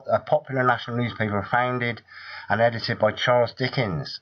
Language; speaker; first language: English; native; English